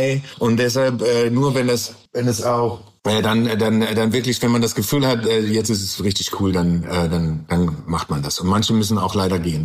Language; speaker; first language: German; non-native, learner; English